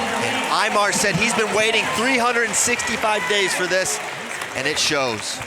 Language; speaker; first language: English; native; English